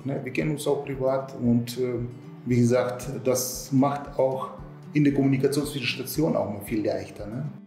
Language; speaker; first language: German; non-native, fluent; Russian